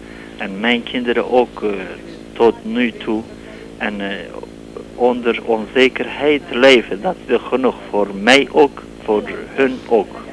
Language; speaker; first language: Dutch; non-native, learner; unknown